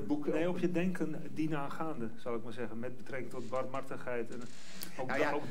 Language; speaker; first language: Dutch; native; Dutch